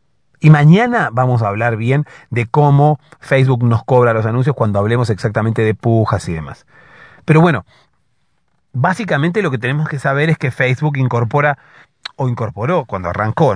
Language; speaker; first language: Spanish; native; Spanish